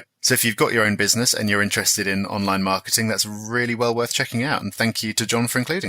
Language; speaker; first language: English; native; English